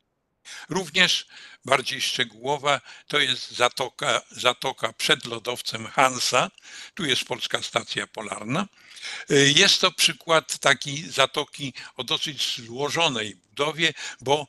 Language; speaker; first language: Polish; native; Polish